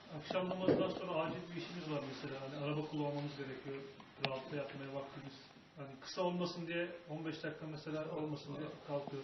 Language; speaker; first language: Turkish; native; Turkish